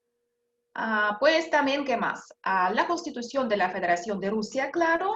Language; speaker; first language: Spanish; non-native, fluent; Russian